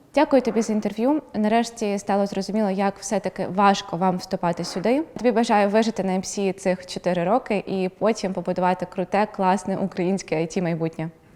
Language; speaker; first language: Ukrainian; native; Ukrainian